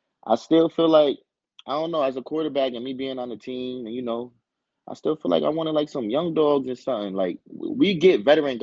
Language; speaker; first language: English; native; English